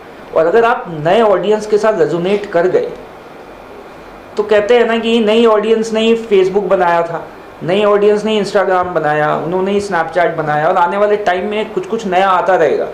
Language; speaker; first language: Hindi; native; Hindi